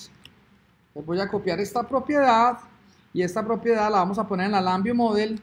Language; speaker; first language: Spanish; native; Spanish